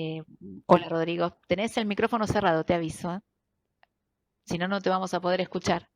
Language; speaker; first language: Spanish; native; Spanish